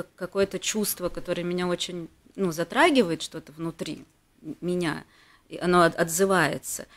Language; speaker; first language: Russian; native; Russian